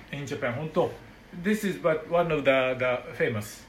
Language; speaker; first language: English; non-native, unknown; Japanese